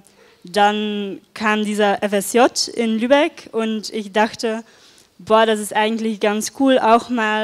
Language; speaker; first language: German; non-native, fluent; Dutch